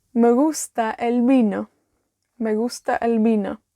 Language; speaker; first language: Spanish; non-native, learner; Welsh